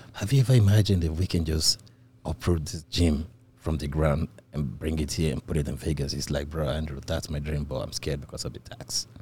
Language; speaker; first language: English; non-native, local second language; Igbo